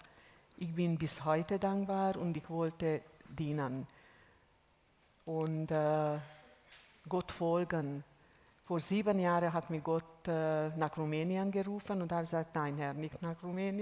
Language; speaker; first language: German; non-native, fluent; Hungarian